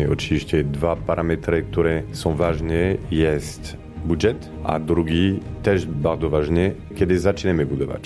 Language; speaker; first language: Polish; non-native, fluent; Italian